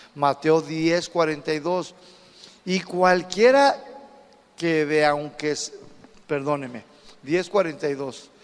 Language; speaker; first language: Spanish; early bilingual, heritage; Spanish